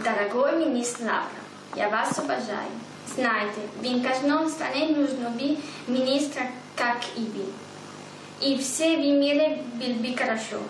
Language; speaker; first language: Russian; non-native, learner; Italian